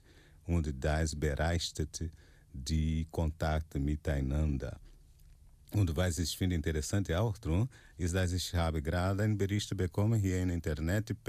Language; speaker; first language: German; non-native, fluent; Portuguese